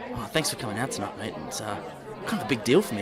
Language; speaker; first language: English; native; English